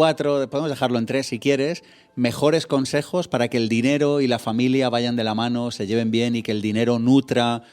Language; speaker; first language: Spanish; native; Spanish